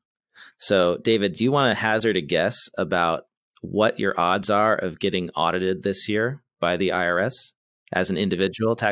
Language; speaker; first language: English; native; English